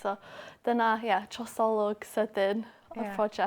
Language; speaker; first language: Welsh; non-native, local second language; English